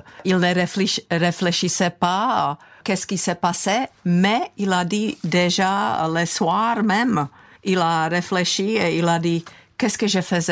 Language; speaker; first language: French; non-native, fluent; Czech